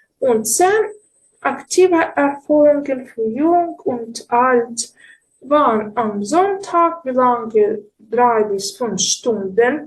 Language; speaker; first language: German; non-native, learner; Ukrainian